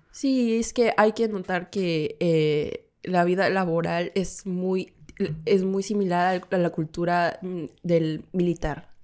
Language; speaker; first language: Spanish; non-native, fluent; Korean